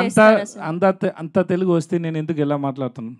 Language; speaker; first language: Telugu; non-native, learner; Tamil